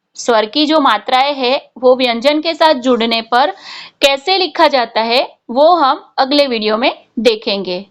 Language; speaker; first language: Hindi; non-native, local second language; Gujarati